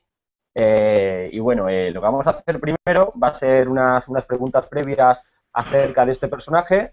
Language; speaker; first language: Spanish; native; Spanish